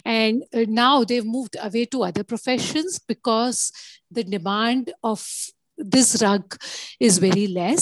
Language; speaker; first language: English; non-native, local second language; Gujarati